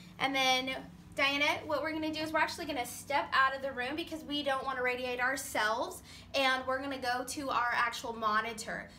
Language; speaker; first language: English; native; English